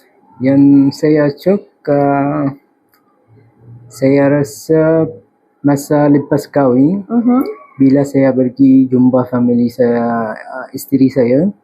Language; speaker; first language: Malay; non-native, fluent; Arabic